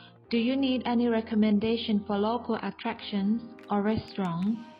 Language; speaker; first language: English; non-native, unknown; Thai